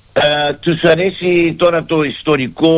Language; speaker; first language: Greek; early bilingual, heritage; Greek